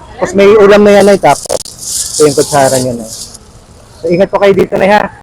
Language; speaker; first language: Filipino; native; Filipino